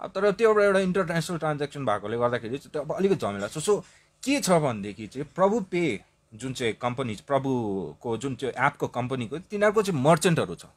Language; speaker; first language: Nepali; native; Nepali